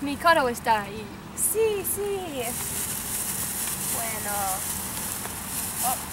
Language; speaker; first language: Spanish; non-native, learner; English